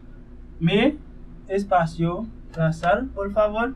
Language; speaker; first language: Spanish; non-native, fluent; Haitian Creole